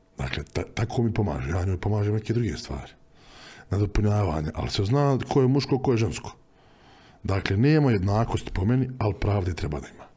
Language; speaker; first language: Bosnian; native; Bosnian